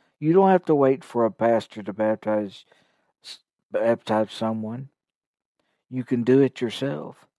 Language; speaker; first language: English; native; English